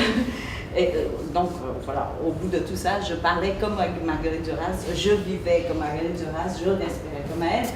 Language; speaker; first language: French; early bilingual, other home language; Vietnamese